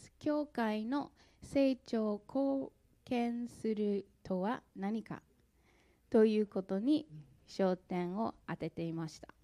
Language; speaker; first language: Japanese; non-native, fluent; English